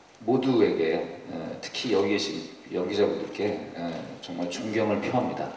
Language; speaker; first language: Korean; native; Korean